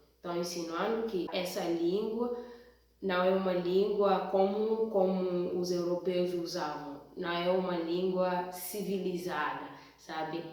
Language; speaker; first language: Portuguese; non-native, local second language; Upper Guinea Crioulo